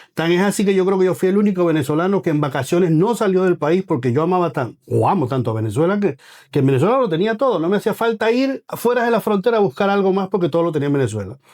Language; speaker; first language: Spanish; native; Spanish